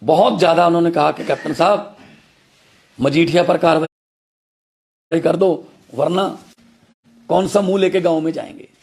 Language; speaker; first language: Hindi; non-native, local second language; Punjabi